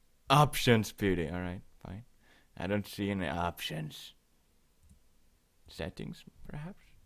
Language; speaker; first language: English; non-native, fluent; Swedish